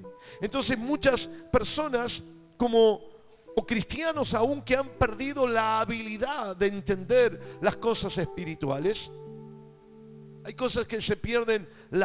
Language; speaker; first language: Spanish; native; Spanish